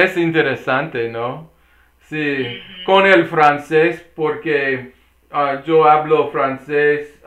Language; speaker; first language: Spanish; non-native, learner; English